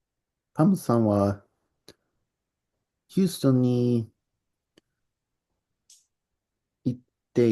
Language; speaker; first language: Japanese; non-native, learner; English